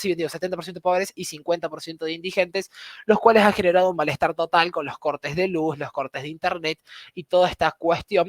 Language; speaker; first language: Spanish; native; Spanish